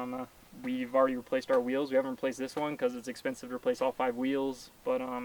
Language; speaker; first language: English; native; English